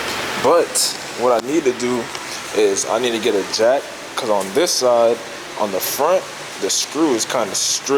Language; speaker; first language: English; native; English